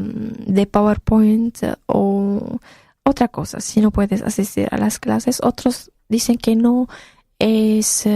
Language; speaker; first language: Spanish; non-native, fluent; Arabic